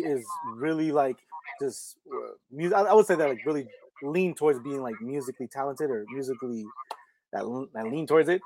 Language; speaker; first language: English; early bilingual, other home language; Spanish